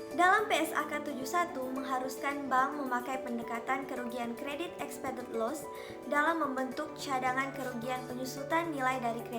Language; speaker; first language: Indonesian; native; Indonesian